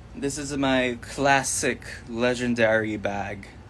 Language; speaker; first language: English; non-native, local second language; Filipino